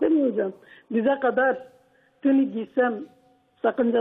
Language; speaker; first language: Turkish; non-native, local second language; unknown